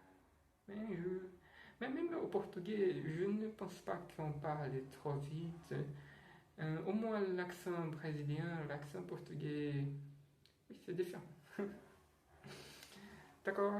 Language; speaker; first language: French; non-native, learner; Portuguese